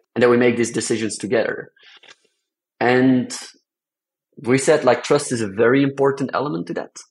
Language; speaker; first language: English; non-native, fluent; Dutch